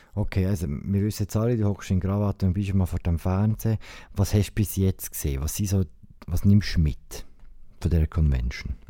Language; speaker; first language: German; native; German